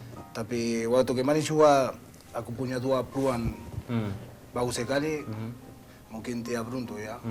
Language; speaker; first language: Indonesian; non-native, learner; Spanish